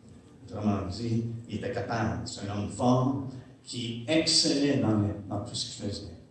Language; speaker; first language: French; native; French